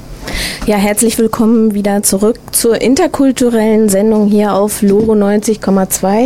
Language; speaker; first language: German; native; German